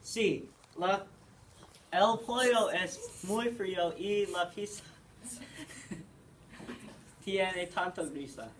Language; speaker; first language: Spanish; non-native, learner; English